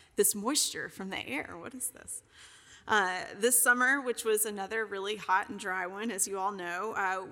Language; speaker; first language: English; native; English